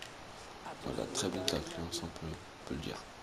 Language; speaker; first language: French; native; French